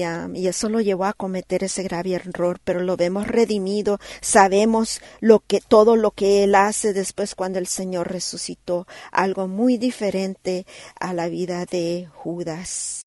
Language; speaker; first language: Spanish; native; Spanish